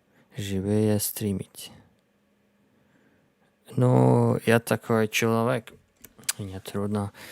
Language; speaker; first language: Russian; non-native, learner; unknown